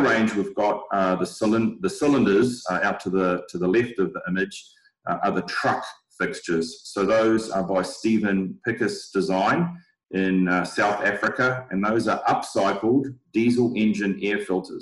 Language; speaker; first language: English; native; English